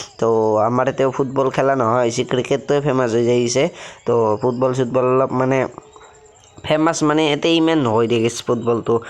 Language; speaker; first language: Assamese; native; Assamese